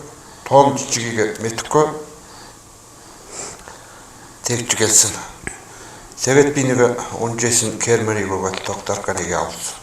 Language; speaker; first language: Mongolian; non-native, local second language; Kazakh